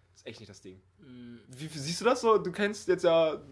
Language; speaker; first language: German; native; German